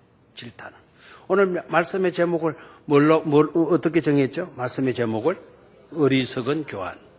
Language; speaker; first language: Korean; native; Korean